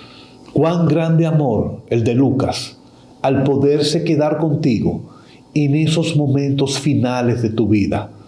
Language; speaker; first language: Spanish; native; Spanish